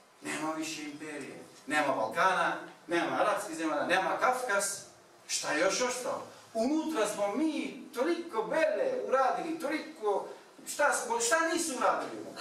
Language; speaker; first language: Bosnian; non-native, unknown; Turkish